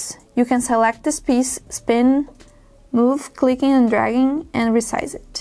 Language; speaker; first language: English; non-native, fluent; Portuguese